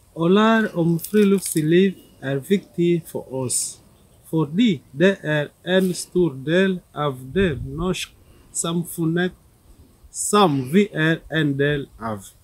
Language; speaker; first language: Norwegian; non-native, learner; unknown